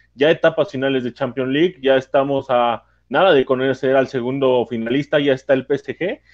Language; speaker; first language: Spanish; native; Spanish